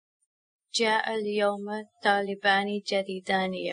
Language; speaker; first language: Arabic; non-native, learner; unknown